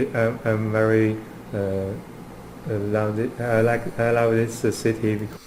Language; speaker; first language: English; non-native, learner; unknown